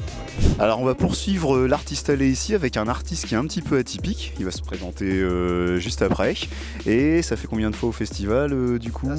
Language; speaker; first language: French; native; French